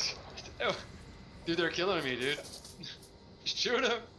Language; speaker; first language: English; native; English